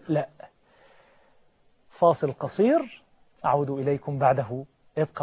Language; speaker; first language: Arabic; native; Arabic